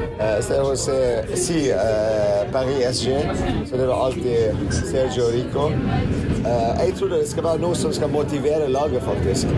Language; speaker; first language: Norwegian; non-native, fluent; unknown